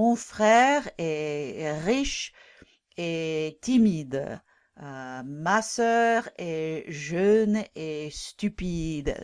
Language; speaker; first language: French; non-native, fluent; English